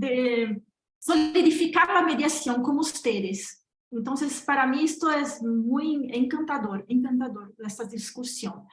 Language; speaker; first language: Spanish; non-native, fluent; Portuguese